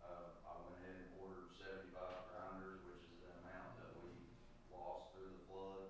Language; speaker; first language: English; native; English